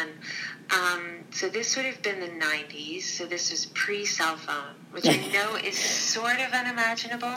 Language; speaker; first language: English; native; English